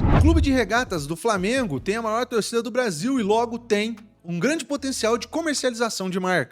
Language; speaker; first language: Portuguese; native; Portuguese